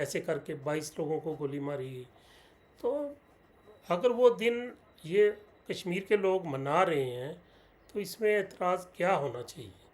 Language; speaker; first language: Hindi; non-native, local second language; Punjabi